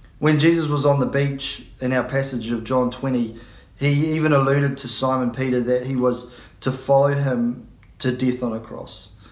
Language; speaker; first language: English; native; English